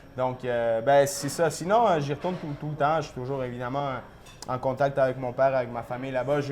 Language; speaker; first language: French; early bilingual, other home language; Spanish